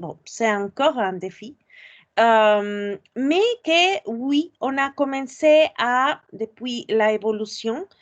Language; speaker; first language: French; non-native, fluent; Spanish